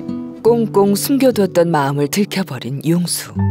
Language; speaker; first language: Korean; native; Korean